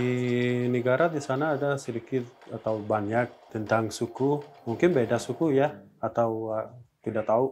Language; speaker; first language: Indonesian; non-native, learner; Persian